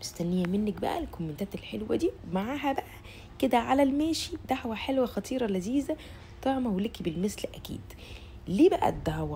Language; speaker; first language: Arabic; native; Arabic